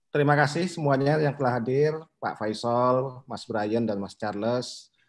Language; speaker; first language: Indonesian; native; Indonesian